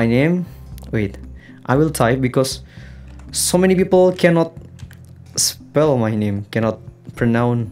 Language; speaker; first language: English; non-native, learner; Indonesian